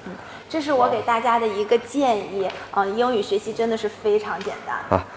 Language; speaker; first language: Chinese; native; Chinese